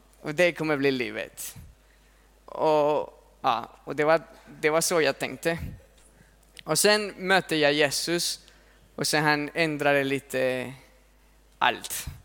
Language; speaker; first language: Swedish; non-native, fluent; Spanish